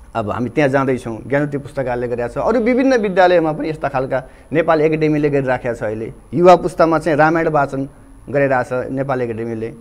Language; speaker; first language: Nepali; native; Nepali